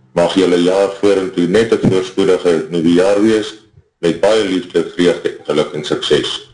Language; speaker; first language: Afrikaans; native; Afrikaans